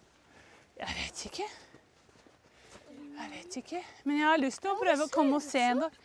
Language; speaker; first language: Norwegian; non-native, fluent; English